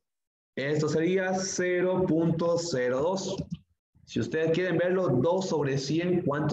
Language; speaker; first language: Spanish; native; Spanish